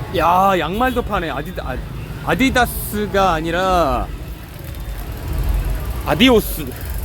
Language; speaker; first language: Korean; native; Korean